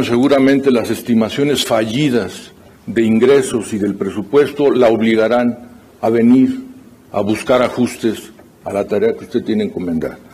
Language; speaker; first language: Spanish; native; Spanish